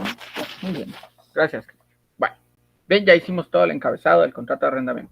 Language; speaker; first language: Spanish; native; Spanish